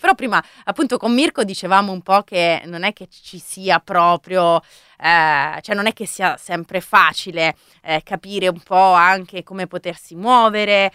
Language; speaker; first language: Italian; native; Italian